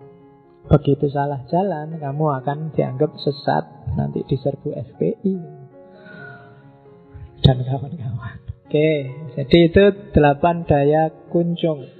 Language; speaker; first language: Indonesian; non-native, local second language; Javanese